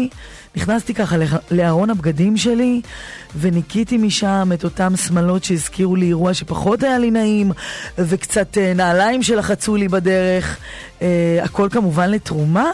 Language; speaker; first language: Hebrew; native; Hebrew